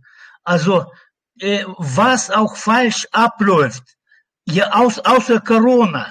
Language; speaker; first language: German; non-native, learner; Russian